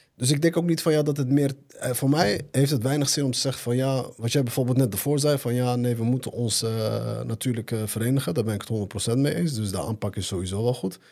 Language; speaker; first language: Dutch; early bilingual, other home language; Arabic